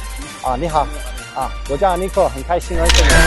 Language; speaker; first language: Chinese; non-native, learner; French